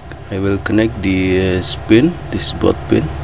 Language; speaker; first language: English; non-native, learner; Indonesian